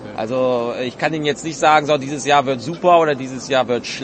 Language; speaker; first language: German; native; German